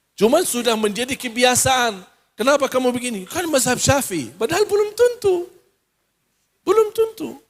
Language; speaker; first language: Malay; non-native, fluent; Arabic